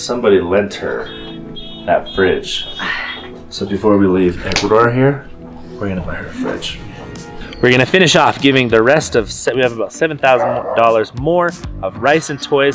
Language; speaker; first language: English; native; English